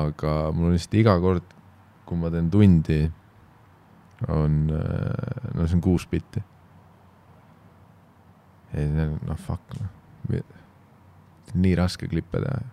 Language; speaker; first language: Estonian; native; Estonian